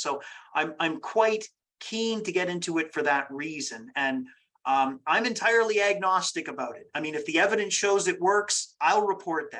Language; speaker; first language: English; native; English